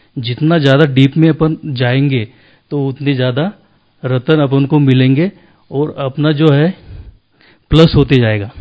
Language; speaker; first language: Hindi; native; Hindi